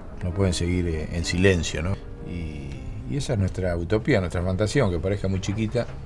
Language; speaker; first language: Spanish; native; Spanish